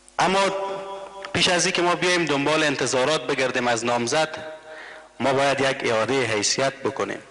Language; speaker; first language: Persian; native; Persian